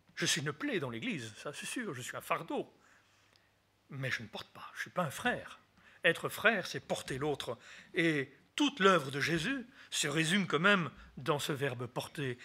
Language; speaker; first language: French; native; French